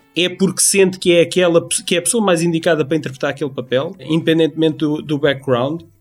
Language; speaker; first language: Portuguese; native; Portuguese